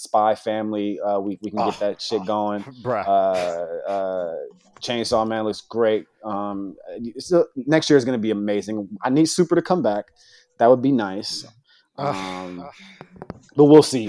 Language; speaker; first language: English; native; English